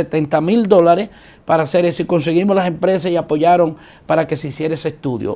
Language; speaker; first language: Spanish; native; Spanish